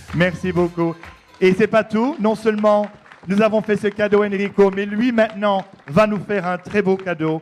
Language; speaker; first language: French; native; French